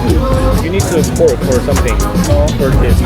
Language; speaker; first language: English; non-native, learner; Korean